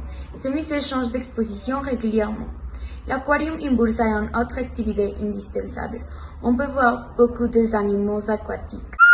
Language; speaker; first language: French; non-native, learner; Spanish